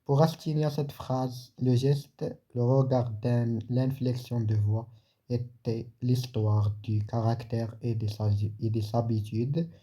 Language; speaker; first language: French; non-native, local second language; Arabic